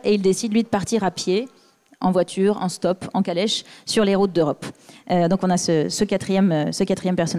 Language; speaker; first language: French; native; French